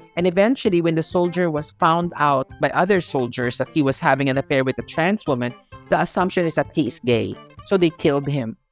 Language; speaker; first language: English; non-native, local second language; Filipino